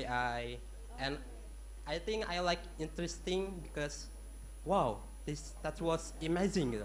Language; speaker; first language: English; non-native, learner; Indonesian